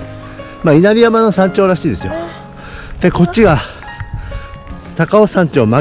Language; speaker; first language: Japanese; native; Japanese